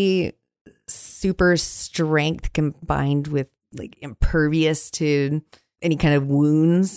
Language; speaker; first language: English; native; English